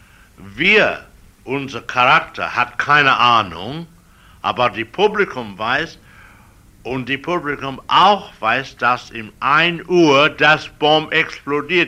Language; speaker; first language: German; non-native, learner; English